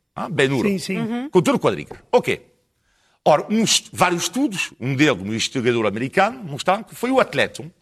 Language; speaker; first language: Portuguese; non-native, fluent; French